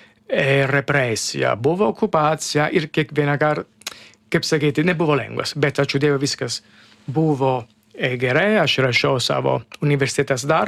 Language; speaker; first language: Lithuanian; non-native, learner; Italian